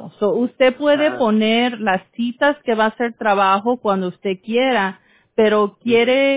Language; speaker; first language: Spanish; early bilingual, heritage; Spanish